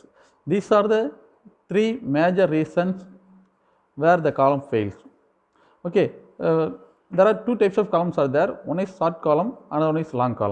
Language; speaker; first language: English; non-native, local second language; Tamil